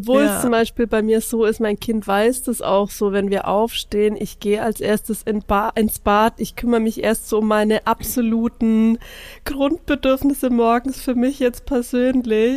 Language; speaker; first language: German; native; German